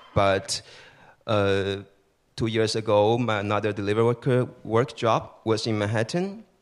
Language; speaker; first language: English; early bilingual, other home language; Chinese